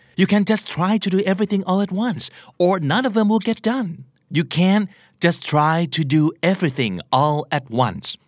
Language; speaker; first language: English; non-native, fluent; Thai